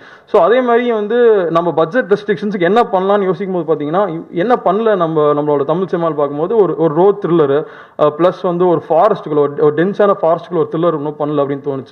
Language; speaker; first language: Tamil; native; Tamil